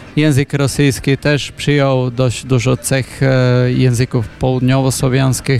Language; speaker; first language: Polish; non-native, fluent; Macedonian